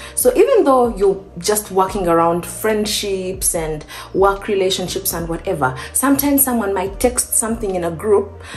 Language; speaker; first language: English; non-native, local second language; Ganda